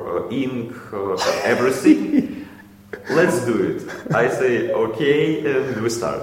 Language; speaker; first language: English; non-native, learner; Ukrainian